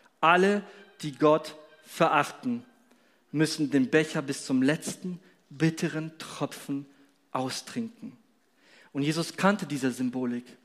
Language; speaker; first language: German; non-native, fluent; Polish